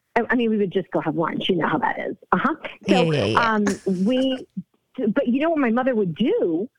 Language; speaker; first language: English; native; English